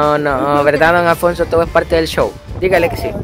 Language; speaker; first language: Spanish; native; Spanish